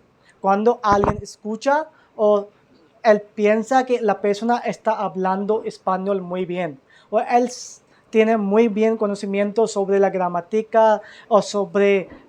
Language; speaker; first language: Spanish; non-native, learner; Hindi